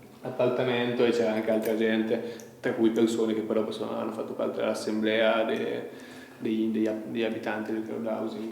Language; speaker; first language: Italian; native; Italian